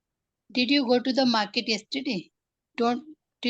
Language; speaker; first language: English; non-native, learner; Hindi